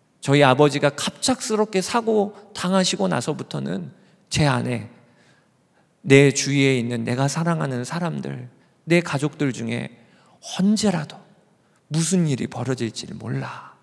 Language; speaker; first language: Korean; native; Korean